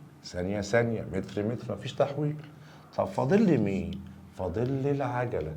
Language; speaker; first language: Arabic; native; Arabic